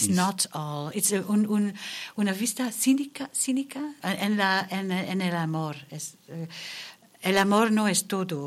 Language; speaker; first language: Spanish; non-native, learner; German